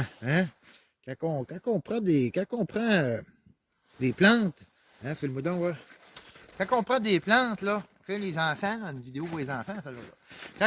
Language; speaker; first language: French; native; French